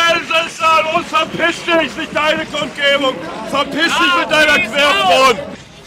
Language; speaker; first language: German; native; German